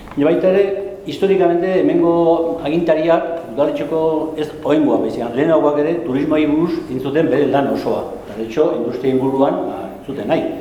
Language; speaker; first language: Basque; non-native, local second language; Spanish